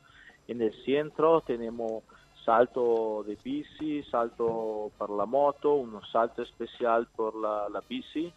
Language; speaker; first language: Spanish; non-native, learner; Italian